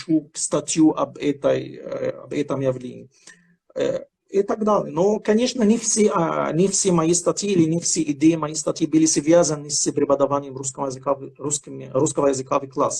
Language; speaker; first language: Russian; non-native, fluent; Arabic